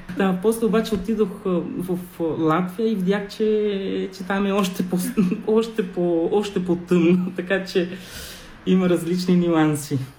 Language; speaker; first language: Bulgarian; non-native, fluent; Spanish